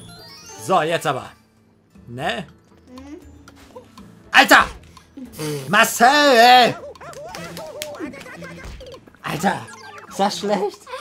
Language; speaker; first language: German; native; German